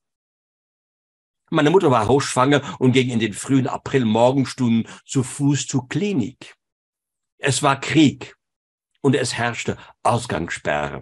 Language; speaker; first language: German; non-native, fluent; French